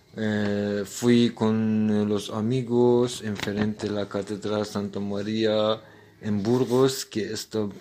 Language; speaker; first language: Spanish; non-native, learner; Persian